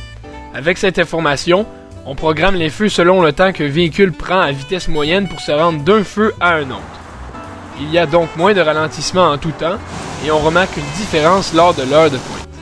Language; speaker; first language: French; native; French